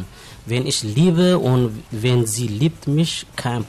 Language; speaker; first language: German; non-native, learner; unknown